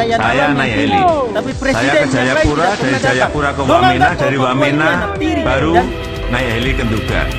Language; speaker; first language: Indonesian; native; Indonesian